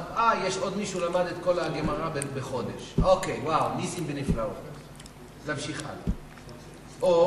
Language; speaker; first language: Hebrew; non-native, fluent; English